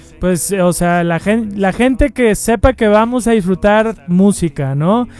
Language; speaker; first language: Spanish; early bilingual, heritage; Spanish